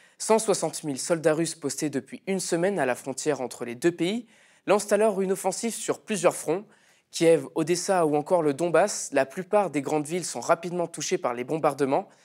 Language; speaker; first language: French; native; French